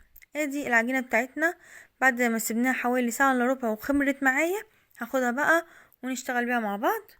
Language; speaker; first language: Arabic; native; Arabic